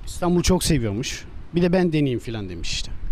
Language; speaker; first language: Turkish; native; Turkish